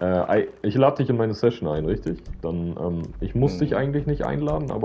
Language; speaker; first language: German; native; German